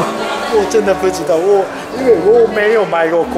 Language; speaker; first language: Chinese; non-native, learner; Japanese